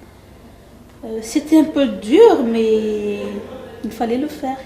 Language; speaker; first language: French; non-native, local second language; Malagasy